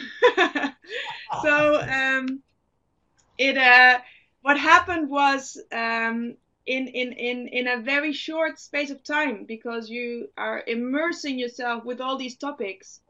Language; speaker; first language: English; non-native, fluent; Dutch